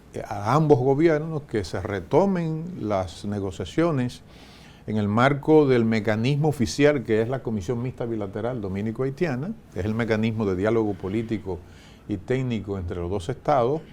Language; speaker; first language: Spanish; native; Spanish